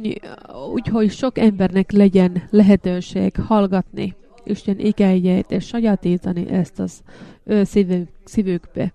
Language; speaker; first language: Hungarian; non-native, learner; Finnish